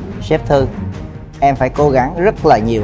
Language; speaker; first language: Vietnamese; native; Vietnamese